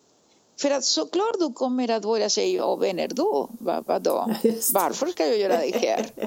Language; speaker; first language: Swedish; non-native, fluent; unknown